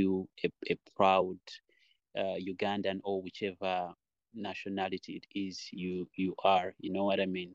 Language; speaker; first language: English; non-native, local second language; Nyankole